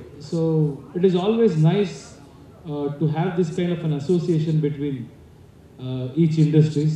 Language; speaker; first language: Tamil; non-native, learner; Kannada